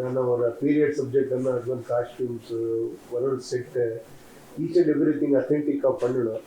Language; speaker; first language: Tamil; non-native, learner; Kannada